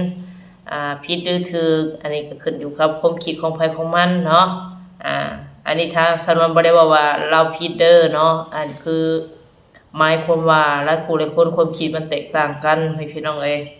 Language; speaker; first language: Thai; non-native, local second language; Lao